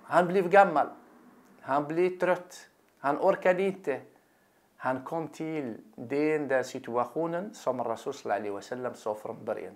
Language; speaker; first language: Swedish; non-native, fluent; Arabic